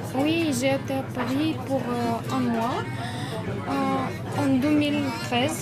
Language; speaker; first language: French; non-native, fluent; Bulgarian